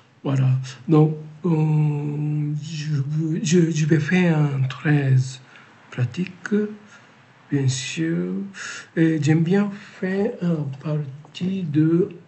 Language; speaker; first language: French; non-native, learner; Japanese